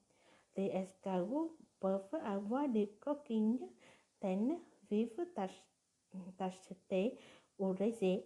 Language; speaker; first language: French; non-native, learner; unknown